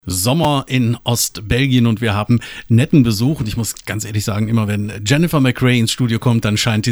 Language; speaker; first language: German; native; German